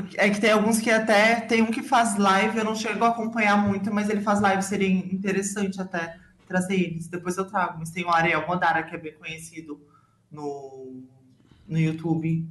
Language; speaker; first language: Portuguese; native; Portuguese